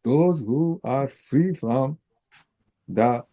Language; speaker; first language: English; non-native, local second language; Hindi